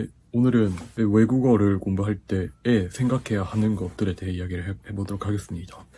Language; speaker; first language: Korean; non-native, fluent; Japanese